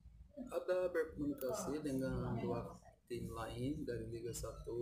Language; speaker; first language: Indonesian; non-native, fluent; Portuguese